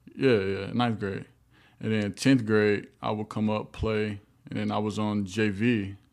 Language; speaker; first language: English; native; English